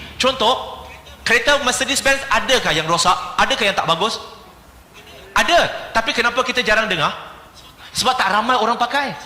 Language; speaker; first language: Malay; non-native, local second language; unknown